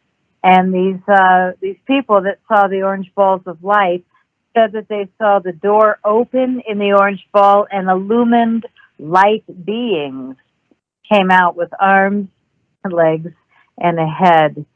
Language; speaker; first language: English; native; English